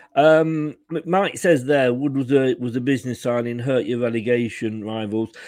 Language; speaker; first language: English; native; English